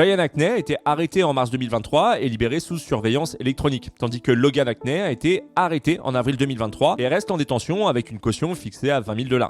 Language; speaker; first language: French; native; French